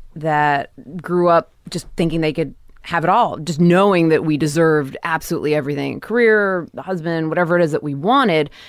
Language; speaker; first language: English; native; English